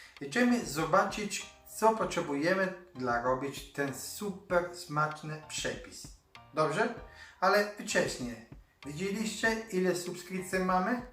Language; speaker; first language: Polish; non-native, learner; Italian